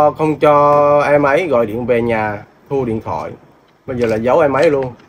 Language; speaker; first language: Vietnamese; non-native, local second language; Western Cham